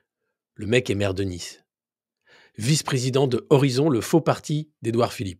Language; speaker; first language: French; native; French